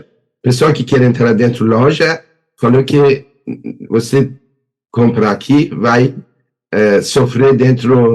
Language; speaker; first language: Portuguese; non-native, learner; Persian